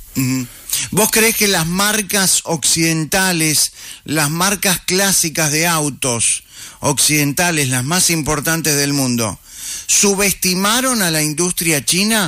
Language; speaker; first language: Spanish; native; Spanish